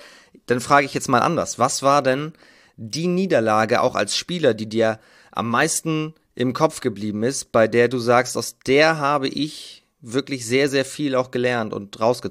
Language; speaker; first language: German; native; German